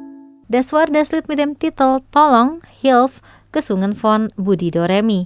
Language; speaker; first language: German; non-native, fluent; Indonesian